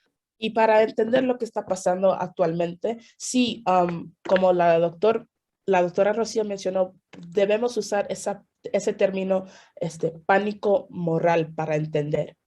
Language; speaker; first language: Spanish; early bilingual, heritage; Spanish